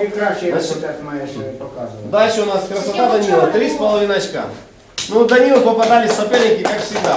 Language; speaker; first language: Russian; non-native, local second language; Ukrainian